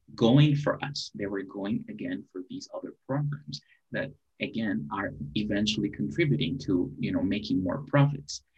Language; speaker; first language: English; non-native, fluent; Spanish